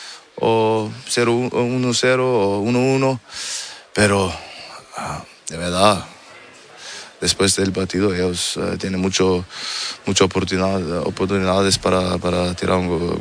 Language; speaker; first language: Spanish; non-native, learner; German